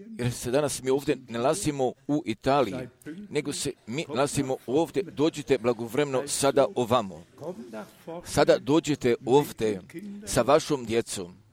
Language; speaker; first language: Croatian; early bilingual, heritage; Serbian